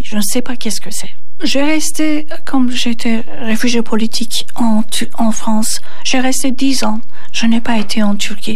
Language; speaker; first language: French; non-native, fluent; Turkish